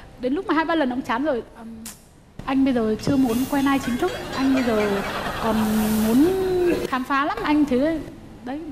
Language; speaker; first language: Vietnamese; native; Vietnamese